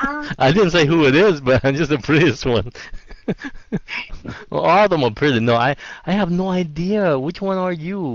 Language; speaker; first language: English; non-native, fluent; Vietnamese